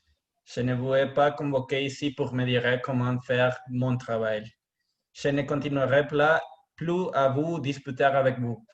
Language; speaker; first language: French; non-native, learner; Spanish